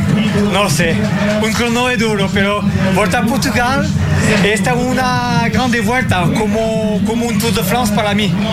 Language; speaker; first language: Portuguese; non-native, learner; French